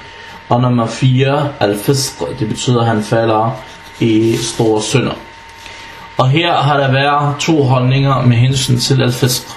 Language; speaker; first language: Danish; early bilingual, other home language; Arabic